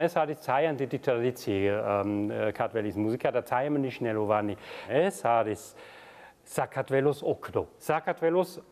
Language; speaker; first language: Georgian; non-native, learner; German